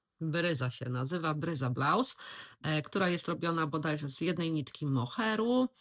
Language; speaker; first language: Polish; native; Polish